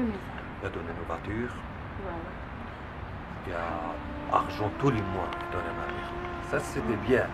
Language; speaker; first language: French; non-native, learner; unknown